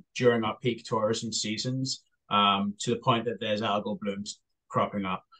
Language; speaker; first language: English; native; English